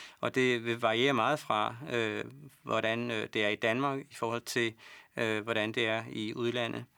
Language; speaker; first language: Danish; native; Danish